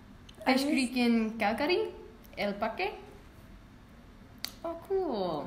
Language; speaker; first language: Spanish; non-native, learner; English